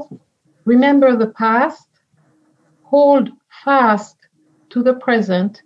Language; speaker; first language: English; non-native, fluent; French